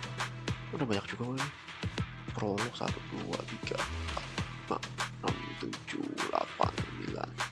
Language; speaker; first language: Indonesian; native; Indonesian